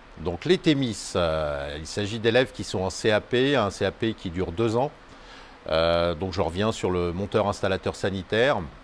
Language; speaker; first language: French; native; French